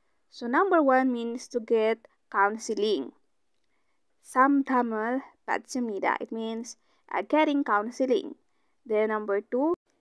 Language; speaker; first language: English; non-native, local second language; Filipino